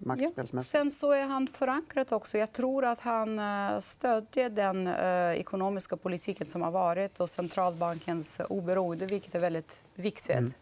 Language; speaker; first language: Swedish; non-native, fluent; Russian